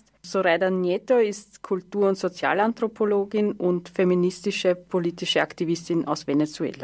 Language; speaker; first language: German; native; German